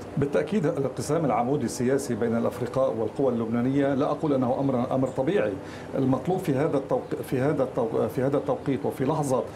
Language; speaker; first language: Arabic; native; Arabic